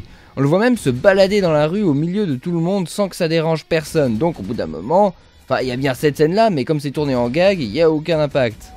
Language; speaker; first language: French; native; French